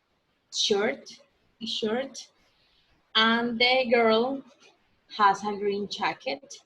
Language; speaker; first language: English; non-native, learner; Spanish